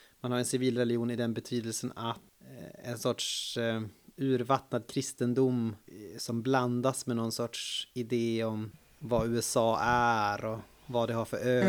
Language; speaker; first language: Swedish; native; Swedish